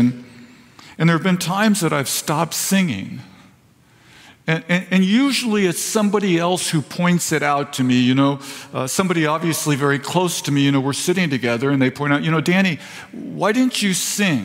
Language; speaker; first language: English; native; English